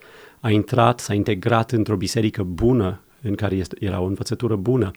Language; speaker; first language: Romanian; non-native, fluent; English